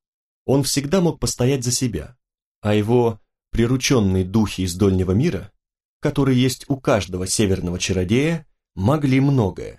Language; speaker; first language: Russian; native; Russian